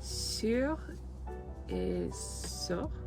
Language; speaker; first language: French; non-native, learner; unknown